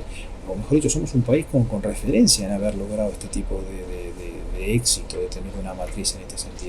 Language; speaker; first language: Spanish; native; Spanish